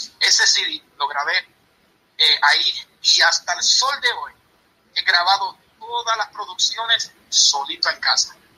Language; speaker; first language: Spanish; early bilingual, heritage; Spanish